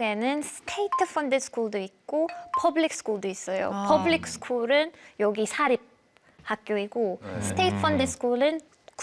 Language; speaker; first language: Korean; non-native, fluent; English